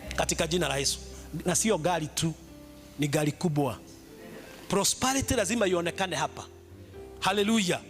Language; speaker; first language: Swahili; non-native, local second language; Kikuyu